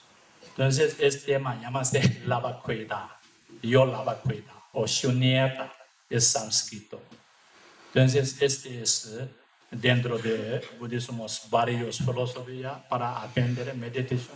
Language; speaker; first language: Spanish; non-native, learner; Tibetan